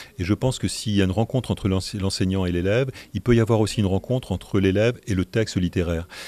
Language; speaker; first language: French; native; French